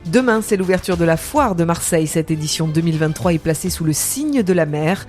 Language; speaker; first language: French; native; French